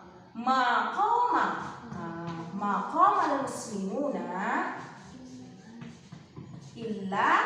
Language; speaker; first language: Arabic; non-native, learner; Indonesian